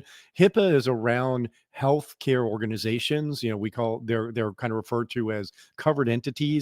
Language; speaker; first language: English; native; English